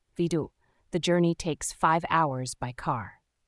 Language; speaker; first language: English; non-native, fluent; Vietnamese